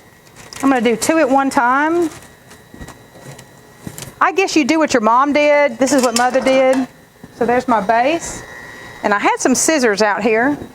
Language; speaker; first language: English; native; English